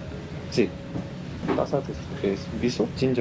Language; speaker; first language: Spanish; non-native, learner; Korean